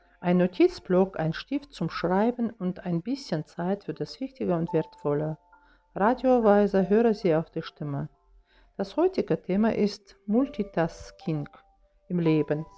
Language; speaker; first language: German; non-native, fluent; Russian